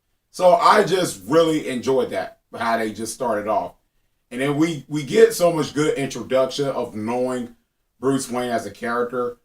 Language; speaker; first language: English; native; English